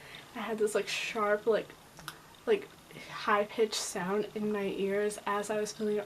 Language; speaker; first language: English; native; English